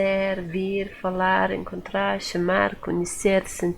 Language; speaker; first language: Portuguese; non-native, fluent; English